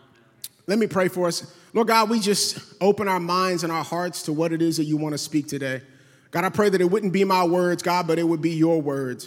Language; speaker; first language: English; native; English